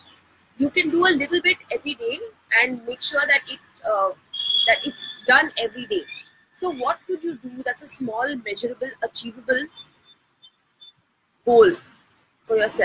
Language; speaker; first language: English; non-native, local second language; Hindi